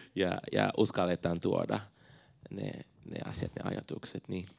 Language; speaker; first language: Finnish; non-native, fluent; Portuguese